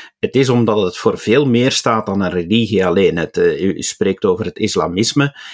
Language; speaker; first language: Dutch; native; Dutch